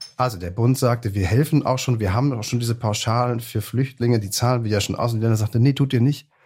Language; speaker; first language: German; native; German